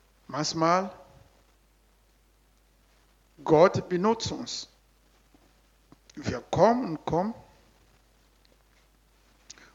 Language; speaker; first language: German; non-native, learner; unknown